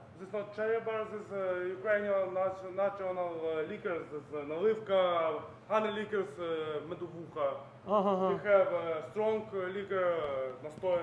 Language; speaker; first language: English; non-native, learner; Ukrainian